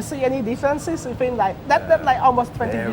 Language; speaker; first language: English; non-native, fluent; Khmer